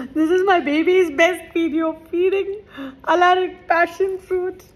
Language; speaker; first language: English; non-native, local second language; Kannada